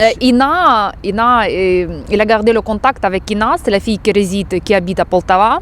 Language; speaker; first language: French; non-native, fluent; Ukrainian